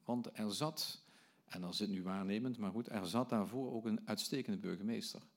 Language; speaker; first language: Dutch; native; Dutch